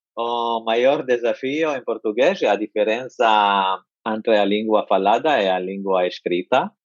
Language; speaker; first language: Portuguese; non-native, fluent; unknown